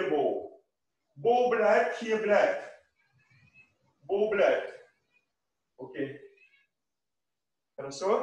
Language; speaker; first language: English; non-native, learner; Russian